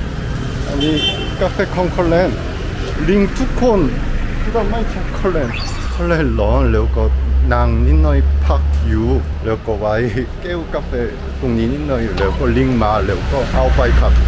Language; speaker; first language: Thai; non-native, learner; Korean